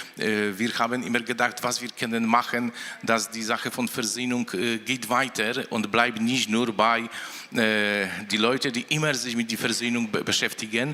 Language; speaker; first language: German; non-native, fluent; Polish